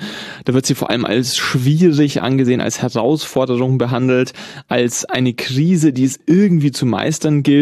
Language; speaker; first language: German; native; German